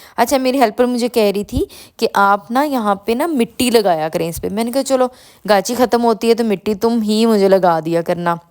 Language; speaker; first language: Urdu; non-native, local second language; Punjabi